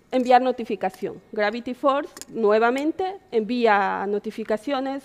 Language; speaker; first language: Spanish; native; Spanish